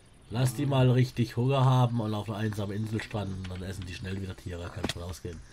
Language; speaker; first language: German; native; German